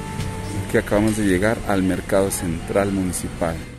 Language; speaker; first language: Spanish; native; Spanish